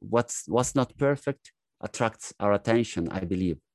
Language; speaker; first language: English; non-native, fluent; Italian